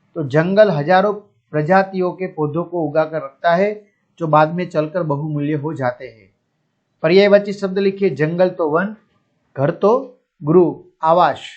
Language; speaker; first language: Hindi; non-native, local second language; Gujarati